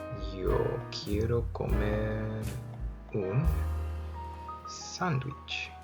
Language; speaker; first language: Spanish; early bilingual, heritage; Spanish